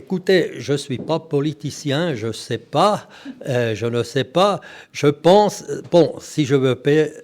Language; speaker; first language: French; non-native, local second language; German